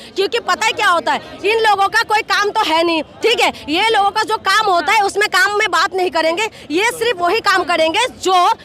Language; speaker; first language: Hindi; non-native, local second language; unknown